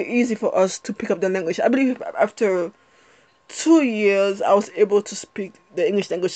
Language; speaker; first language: English; early bilingual, other home language; Haitian Creole